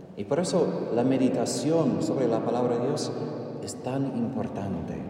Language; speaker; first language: Spanish; non-native, fluent; English